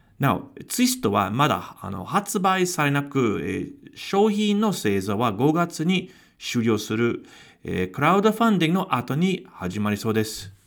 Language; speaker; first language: Japanese; non-native, fluent; English